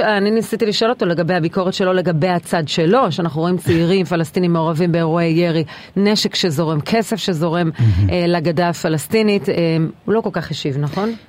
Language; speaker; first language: Hebrew; native; Hebrew